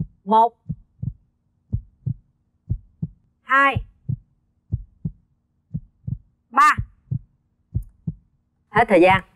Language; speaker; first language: Vietnamese; native; Vietnamese